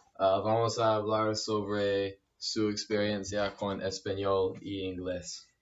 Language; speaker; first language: Spanish; non-native, learner; English